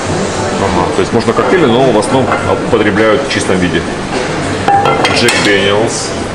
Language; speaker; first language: Russian; native; Russian